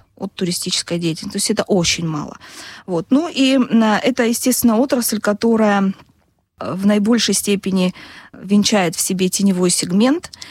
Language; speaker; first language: Russian; non-native, local second language; Abkhazian